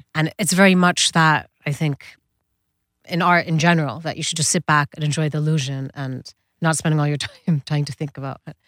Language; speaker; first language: English; early bilingual, other home language; Dutch